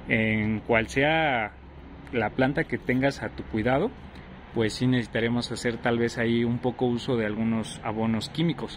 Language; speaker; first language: Spanish; native; Spanish